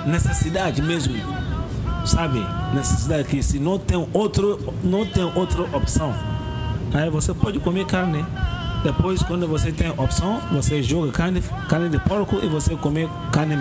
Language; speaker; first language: Portuguese; non-native, learner; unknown